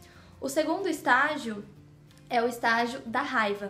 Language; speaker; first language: Portuguese; native; Portuguese